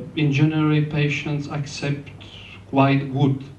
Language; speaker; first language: English; non-native, fluent; Czech